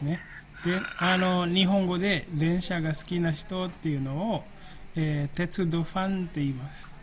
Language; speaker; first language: Japanese; non-native, fluent; Indonesian